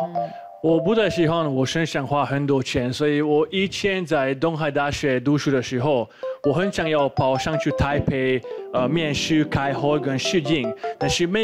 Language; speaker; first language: Chinese; non-native, fluent; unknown